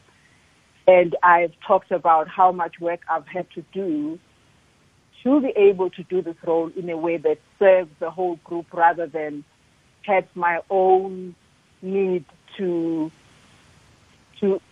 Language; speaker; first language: English; non-native, local second language; Zulu